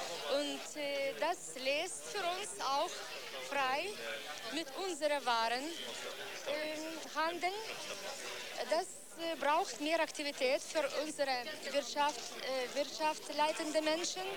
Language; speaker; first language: German; non-native, learner; Lithuanian